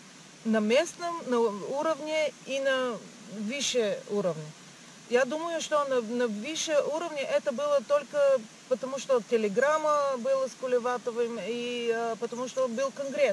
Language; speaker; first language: Russian; non-native, learner; Bulgarian